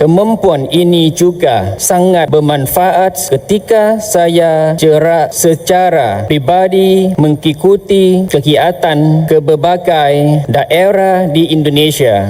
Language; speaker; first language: Indonesian; non-native, fluent; Lao